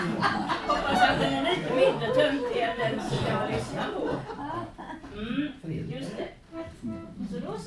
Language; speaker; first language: Swedish; native; Swedish